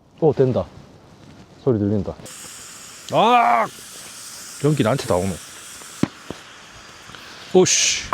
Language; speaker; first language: Korean; native; Korean